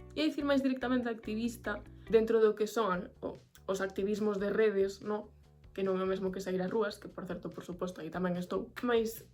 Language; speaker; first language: Galician; non-native, local second language; Spanish